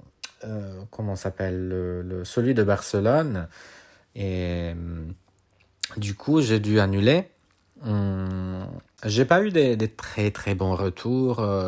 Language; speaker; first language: French; non-native, fluent; Italian